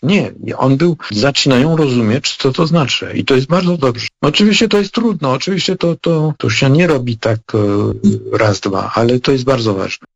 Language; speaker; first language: Polish; non-native, fluent; French